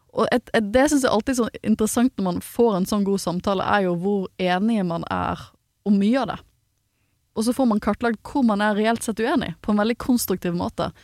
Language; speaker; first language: Norwegian; native; Norwegian